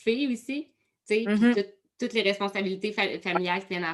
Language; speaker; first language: French; native; French